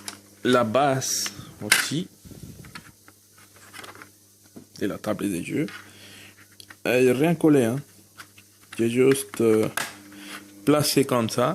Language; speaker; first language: French; non-native, fluent; Spanish